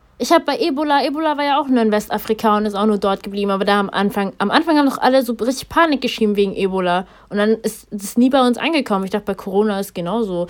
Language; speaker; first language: German; early bilingual, other home language; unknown